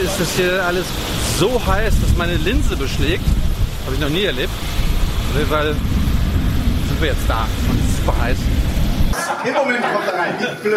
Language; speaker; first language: German; native; German